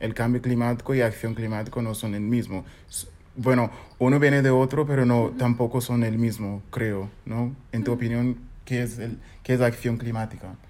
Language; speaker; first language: Spanish; non-native, fluent; English